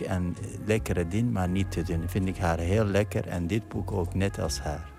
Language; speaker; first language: Dutch; non-native, fluent; Arabic